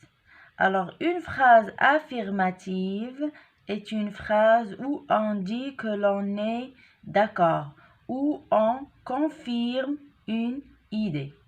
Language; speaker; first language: French; non-native, local second language; Arabic